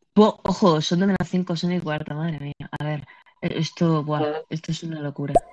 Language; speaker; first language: Spanish; native; Spanish